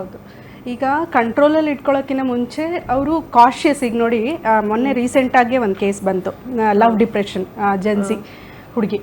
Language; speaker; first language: Kannada; native; Kannada